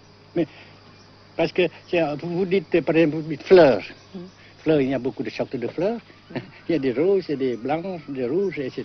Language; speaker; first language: French; non-native, local second language; Vietnamese